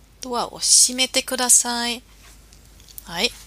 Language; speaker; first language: Japanese; non-native, fluent; German